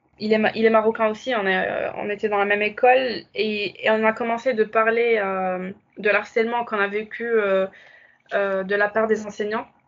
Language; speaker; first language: French; non-native, local second language; Arabic